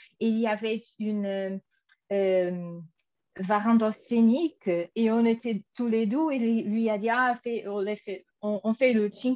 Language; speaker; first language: French; non-native, fluent; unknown